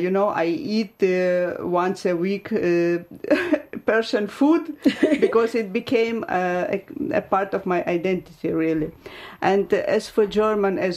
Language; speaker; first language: English; non-native, fluent; Ukrainian